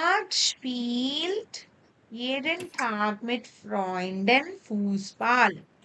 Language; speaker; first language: German; non-native, learner; Tamil